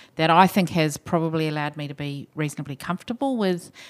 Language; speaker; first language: English; native; English